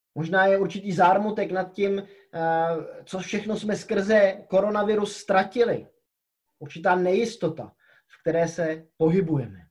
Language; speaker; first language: Czech; native; Czech